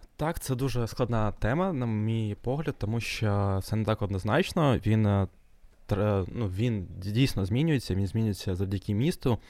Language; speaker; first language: Ukrainian; non-native, local second language; Russian